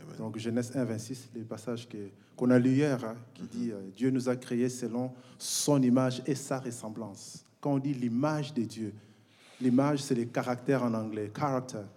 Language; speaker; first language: French; non-native, local second language; Lingala